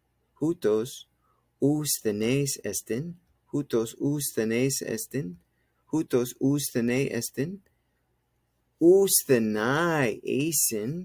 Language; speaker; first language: Greek; non-native, fluent; English